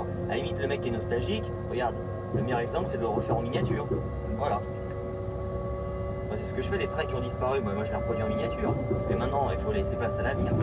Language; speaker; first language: French; native; French